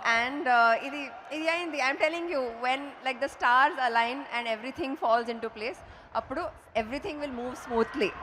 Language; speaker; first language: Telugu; non-native, local second language; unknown